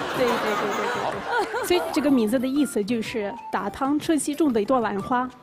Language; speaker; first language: Chinese; non-native, fluent; Russian